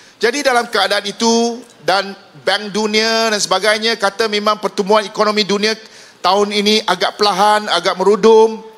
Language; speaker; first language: Malay; non-native, local second language; Min Nan Chinese